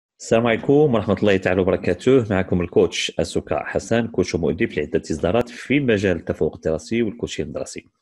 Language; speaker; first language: Arabic; native; Arabic